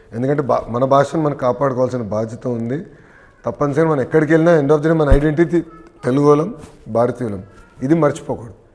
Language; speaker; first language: Telugu; native; Telugu